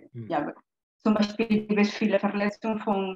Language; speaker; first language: German; non-native, learner; Spanish